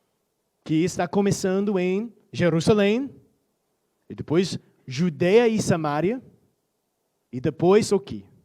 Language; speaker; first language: Portuguese; non-native, fluent; English